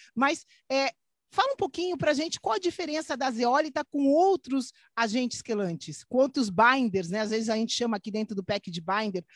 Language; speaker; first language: Portuguese; native; Portuguese